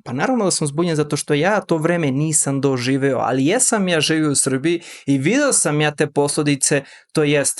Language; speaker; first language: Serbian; early bilingual, heritage; Serbian